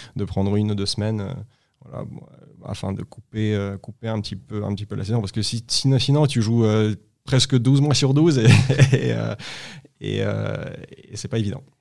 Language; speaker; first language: French; non-native, fluent; Uzbek